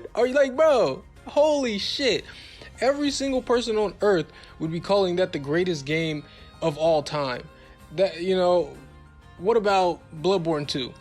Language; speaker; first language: English; native; English